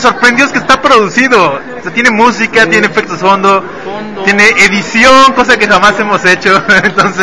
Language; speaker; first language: Spanish; native; Spanish